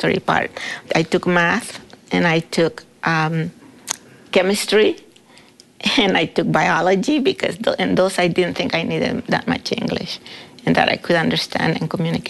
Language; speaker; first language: English; non-native, fluent; Spanish